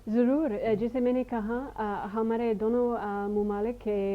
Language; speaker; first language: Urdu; non-native, fluent; English